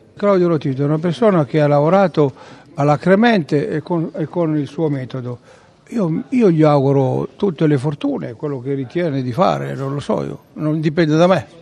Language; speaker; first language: Italian; native; Italian